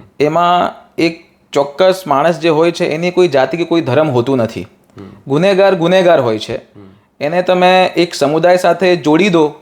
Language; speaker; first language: Gujarati; non-native, local second language; Hindi